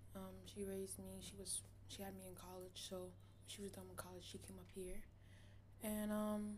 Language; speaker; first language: English; native; English